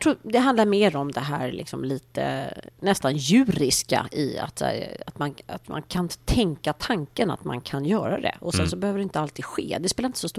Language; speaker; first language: Swedish; native; Swedish